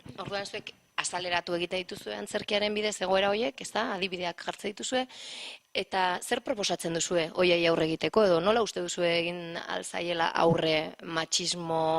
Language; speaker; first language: Basque; native; Basque